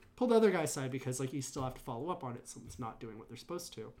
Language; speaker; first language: English; native; English